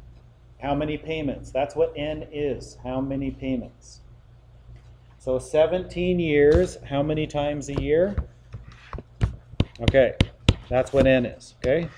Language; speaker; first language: English; native; English